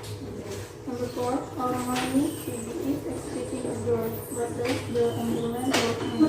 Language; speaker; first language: English; non-native, learner; Indonesian